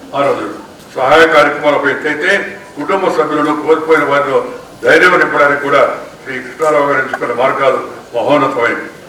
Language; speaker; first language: Telugu; native; Telugu